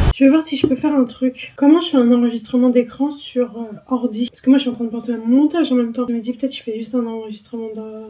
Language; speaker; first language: French; native; French